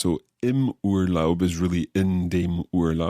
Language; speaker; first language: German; non-native, learner; English